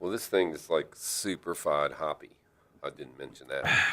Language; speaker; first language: English; native; English